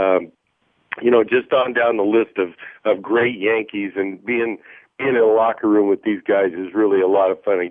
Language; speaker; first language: English; native; English